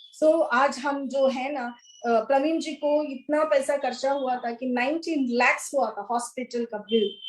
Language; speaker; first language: Hindi; non-native, local second language; Kannada